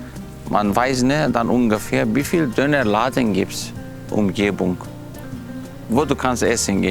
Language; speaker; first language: German; non-native, learner; Turkish